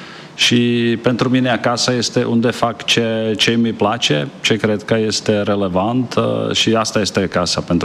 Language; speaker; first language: Romanian; non-native, fluent; Czech